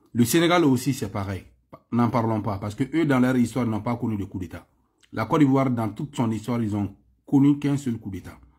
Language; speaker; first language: French; non-native, local second language; Bambara